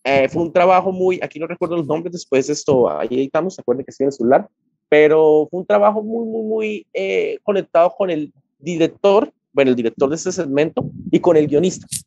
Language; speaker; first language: Spanish; native; Spanish